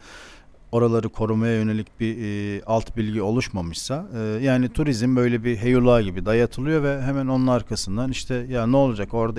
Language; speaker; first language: Turkish; native; Turkish